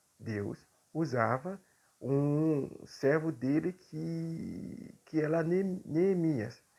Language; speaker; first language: Portuguese; non-native, fluent; Haitian Creole